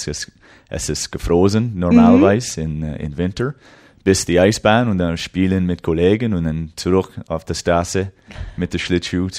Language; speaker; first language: German; early bilingual, heritage; English